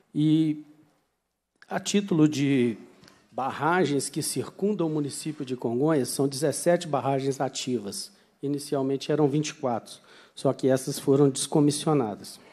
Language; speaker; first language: Portuguese; native; Portuguese